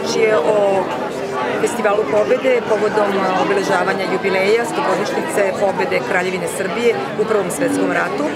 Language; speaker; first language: Serbian; native; Serbian